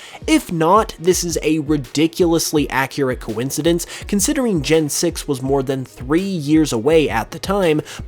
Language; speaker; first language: English; native; English